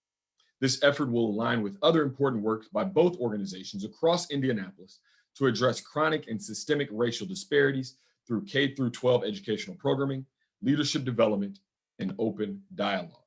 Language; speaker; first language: English; native; English